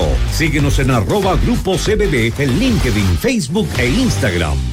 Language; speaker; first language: Spanish; native; Spanish